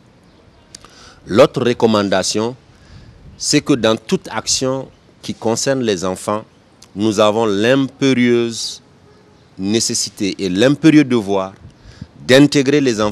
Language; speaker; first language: French; native; French